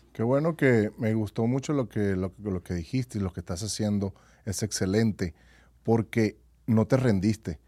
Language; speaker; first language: Spanish; native; Spanish